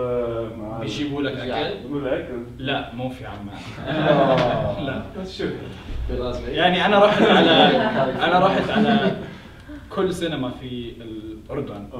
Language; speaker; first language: Arabic; native; Arabic